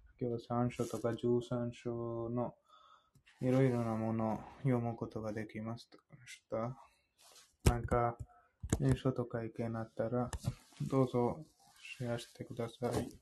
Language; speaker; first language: Japanese; non-native, fluent; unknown